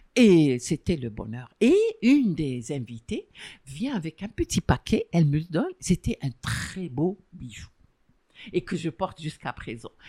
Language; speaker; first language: French; non-native, local second language; Arabic